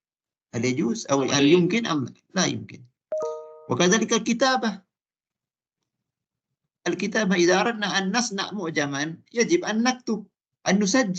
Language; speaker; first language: Arabic; non-native, fluent; Malay